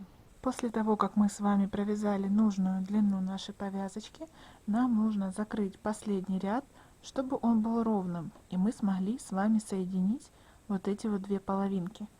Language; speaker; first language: Russian; native; Russian